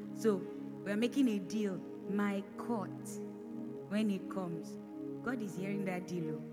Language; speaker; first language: English; non-native, local second language; Bini